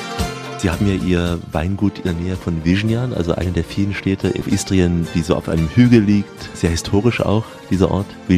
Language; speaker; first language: German; native; German